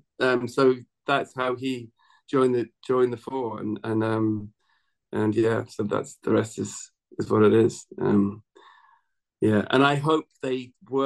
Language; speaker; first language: English; native; English